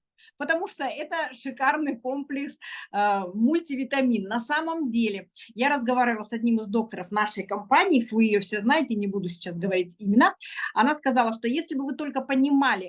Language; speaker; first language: Russian; native; Russian